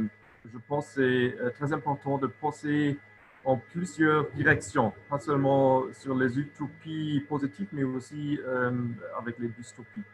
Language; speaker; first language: French; non-native, local second language; German